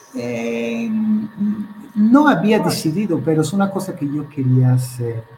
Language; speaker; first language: Spanish; non-native, fluent; Hebrew